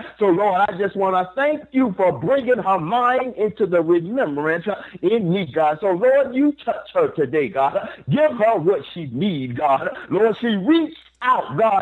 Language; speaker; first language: English; native; English